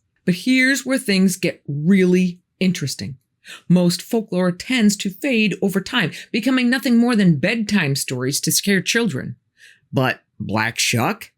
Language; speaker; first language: English; native; English